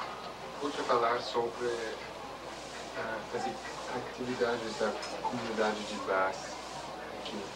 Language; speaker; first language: Portuguese; non-native, fluent; English